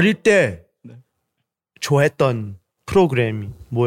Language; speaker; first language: Korean; early bilingual, heritage; Korean